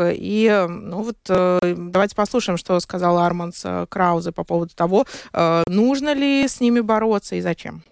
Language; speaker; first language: Russian; native; Russian